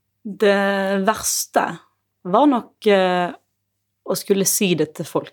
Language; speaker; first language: Norwegian; native; Norwegian